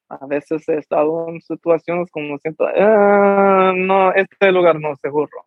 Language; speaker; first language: Spanish; early bilingual, heritage; English